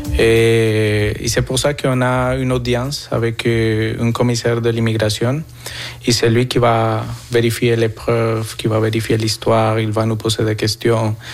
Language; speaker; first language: French; non-native, fluent; Spanish